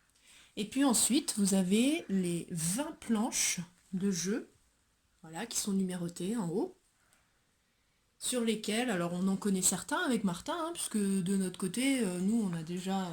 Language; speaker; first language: French; native; French